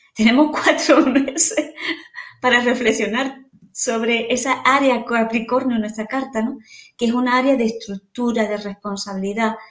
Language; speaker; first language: Spanish; native; Spanish